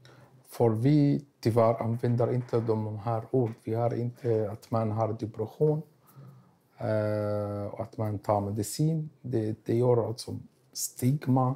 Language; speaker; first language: Swedish; non-native, learner; Arabic